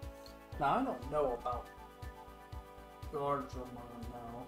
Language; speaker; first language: English; native; English